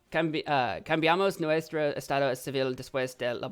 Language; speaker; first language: Spanish; non-native, learner; English